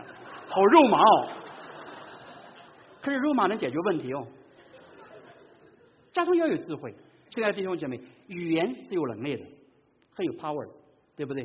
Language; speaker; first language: Chinese; native; Chinese